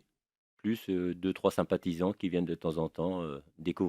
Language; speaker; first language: French; native; French